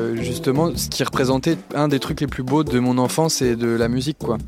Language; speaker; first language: French; native; French